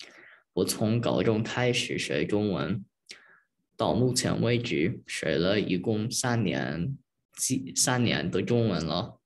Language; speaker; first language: Chinese; early bilingual, heritage; Chinese